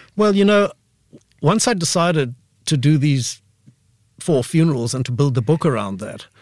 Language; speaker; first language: English; native; English